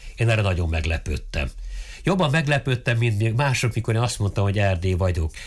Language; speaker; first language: Hungarian; native; Hungarian